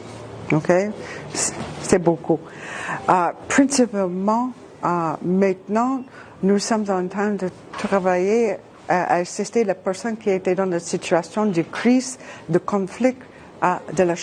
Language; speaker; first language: French; non-native, fluent; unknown